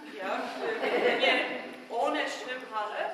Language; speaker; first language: German; non-native, fluent; English